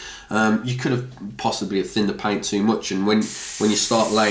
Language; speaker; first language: English; native; English